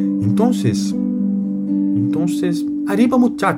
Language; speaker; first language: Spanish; non-native, learner; Portuguese